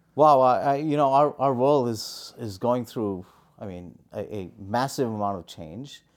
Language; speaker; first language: English; non-native, local second language; Hindi